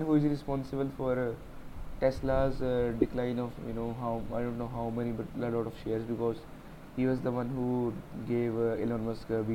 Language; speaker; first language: English; non-native, local second language; Hindi